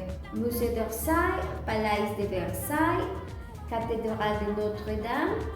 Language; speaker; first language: French; non-native, learner; Spanish